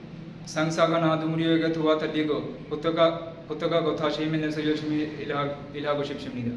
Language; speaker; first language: Korean; non-native, learner; Punjabi